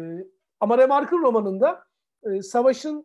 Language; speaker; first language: Turkish; native; Turkish